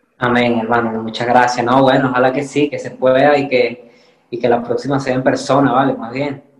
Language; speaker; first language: Spanish; native; Spanish